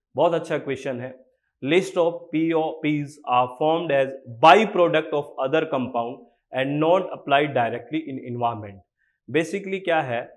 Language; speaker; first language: Hindi; native; Hindi